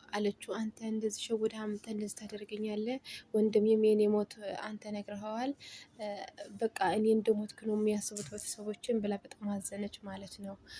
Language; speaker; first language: Amharic; native; Amharic